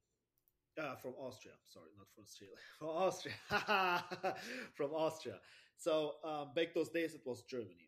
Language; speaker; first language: English; non-native, fluent; German